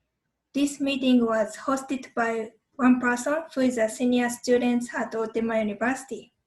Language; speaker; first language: English; non-native, fluent; Japanese